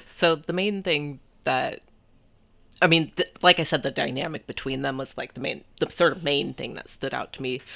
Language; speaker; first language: English; early bilingual, other home language; Japanese